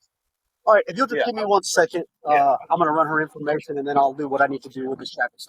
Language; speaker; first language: English; native; English